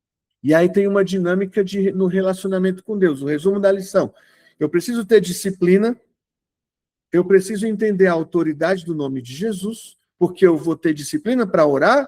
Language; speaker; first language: Portuguese; native; Portuguese